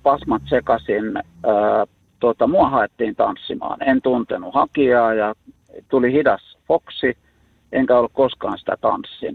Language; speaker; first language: Finnish; native; Finnish